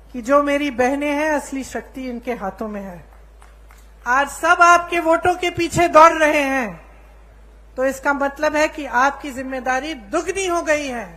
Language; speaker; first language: Hindi; native; Hindi